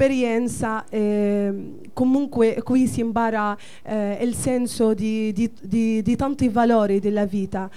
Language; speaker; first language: Italian; non-native, learner; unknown